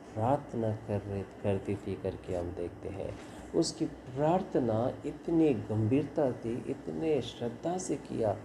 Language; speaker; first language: Hindi; non-native, local second language; Kannada